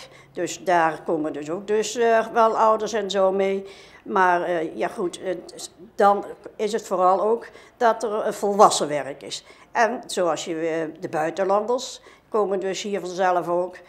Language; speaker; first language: Dutch; native; Dutch